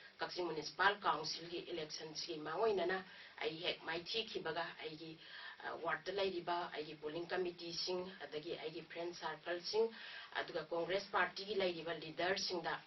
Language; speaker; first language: Manipuri; native; Manipuri